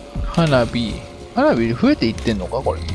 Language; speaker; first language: Japanese; native; Japanese